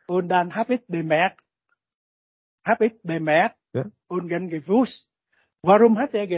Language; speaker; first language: German; non-native, learner; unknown